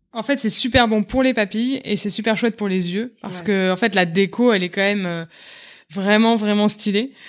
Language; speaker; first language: French; native; French